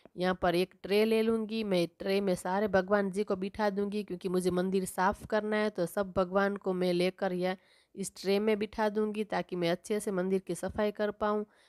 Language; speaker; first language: Hindi; non-native, local second language; Gujarati